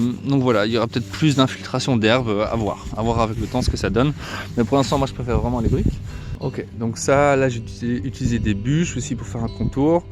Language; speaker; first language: French; native; French